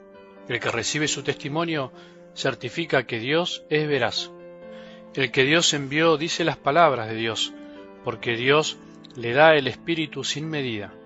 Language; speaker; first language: Spanish; native; Spanish